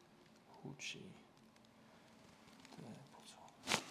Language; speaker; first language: Chinese; non-native, learner; English